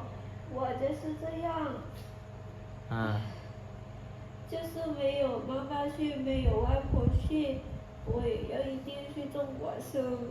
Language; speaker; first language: Chinese; non-native, learner; Lao